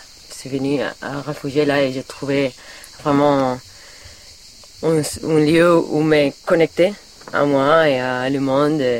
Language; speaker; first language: French; non-native, learner; Catalan